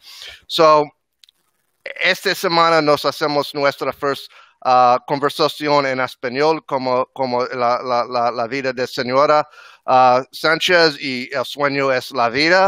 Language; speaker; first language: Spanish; non-native, learner; English